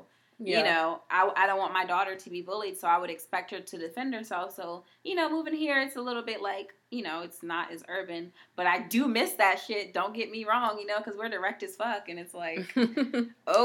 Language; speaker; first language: English; non-native, fluent; Haitian Creole